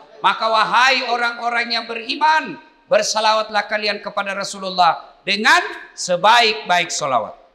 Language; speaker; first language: Indonesian; non-native, local second language; Buginese